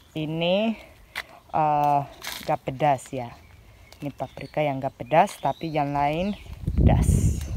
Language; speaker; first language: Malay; non-native, fluent; Spanish